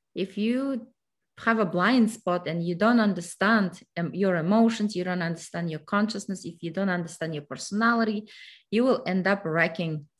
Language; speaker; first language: English; non-native, fluent; Kazakh